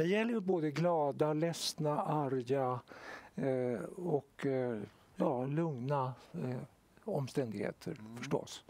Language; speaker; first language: Swedish; native; Swedish